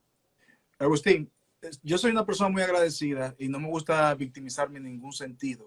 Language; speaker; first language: Spanish; native; Spanish